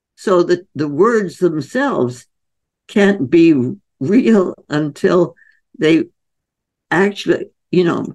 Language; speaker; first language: English; native; English